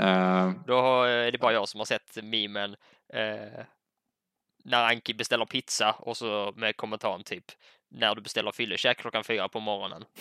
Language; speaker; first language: Swedish; native; Swedish